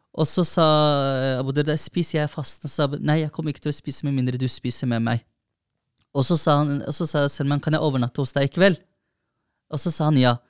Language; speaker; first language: Norwegian; early bilingual, other home language; Somali